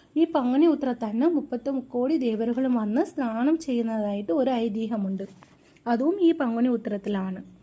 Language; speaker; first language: Malayalam; non-native, local second language; Tamil